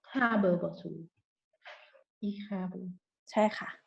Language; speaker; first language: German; non-native, learner; Thai